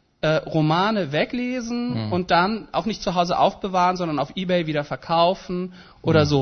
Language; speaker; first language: German; native; German